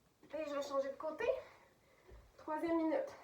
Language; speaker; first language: French; native; French